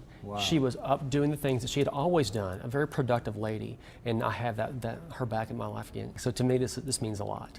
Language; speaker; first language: English; native; English